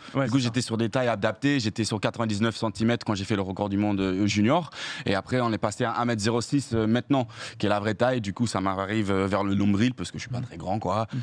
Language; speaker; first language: French; early bilingual, heritage; English